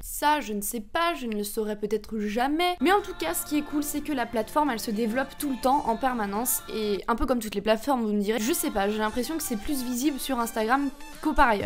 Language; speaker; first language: French; native; French